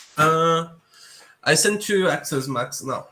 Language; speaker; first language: English; non-native, learner; Portuguese